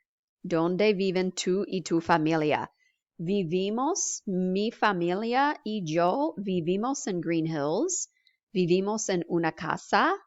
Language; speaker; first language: Spanish; non-native, fluent; English